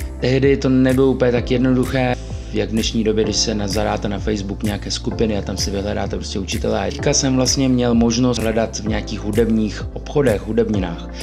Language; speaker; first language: Czech; early bilingual, other home language; Russian